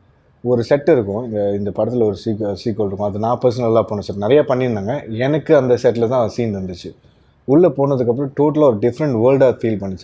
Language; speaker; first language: Tamil; native; Tamil